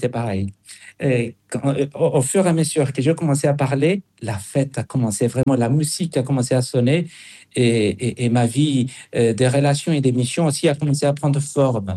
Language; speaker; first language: French; non-native, fluent; Spanish